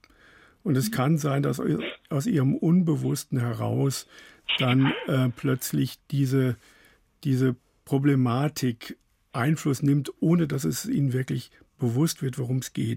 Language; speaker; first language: German; native; German